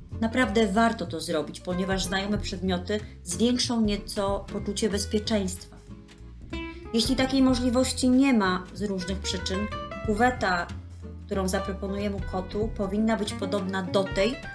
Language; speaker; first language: Polish; native; Polish